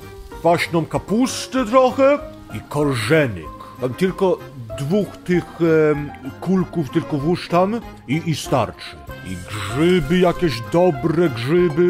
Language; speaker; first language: Polish; early bilingual, heritage; Polish